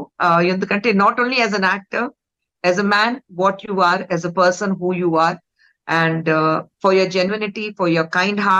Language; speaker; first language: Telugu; non-native, fluent; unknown